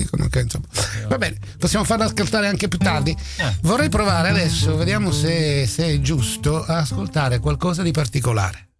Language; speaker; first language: Italian; native; Italian